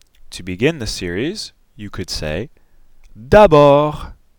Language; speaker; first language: English; native; English